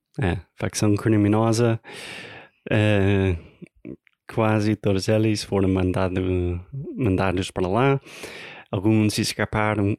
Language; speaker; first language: Portuguese; non-native, fluent; English